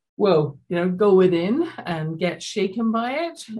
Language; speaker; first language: English; native; English